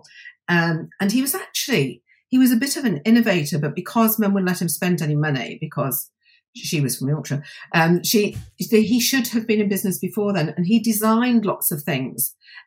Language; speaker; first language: English; native; English